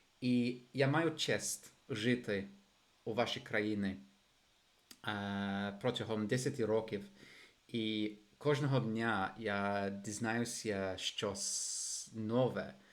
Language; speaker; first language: Ukrainian; non-native, fluent; English